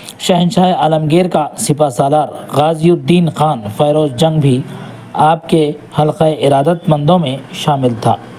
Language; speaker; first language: Urdu; native; Urdu